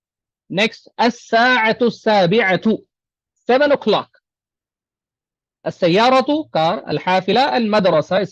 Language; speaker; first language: Arabic; non-native, fluent; Urdu